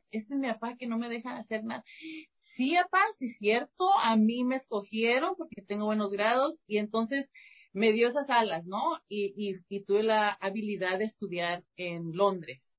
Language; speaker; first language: Spanish; early bilingual, heritage; Spanish